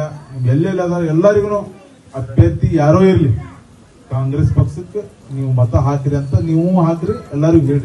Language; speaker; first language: Kannada; native; Kannada